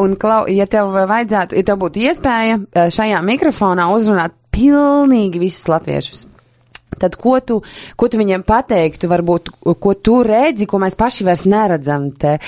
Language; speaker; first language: Latvian; native; Latvian